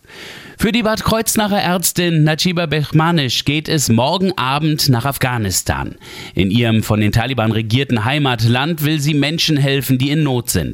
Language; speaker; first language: German; native; German